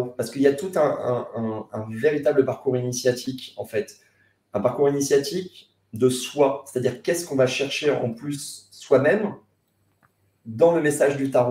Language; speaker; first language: French; native; French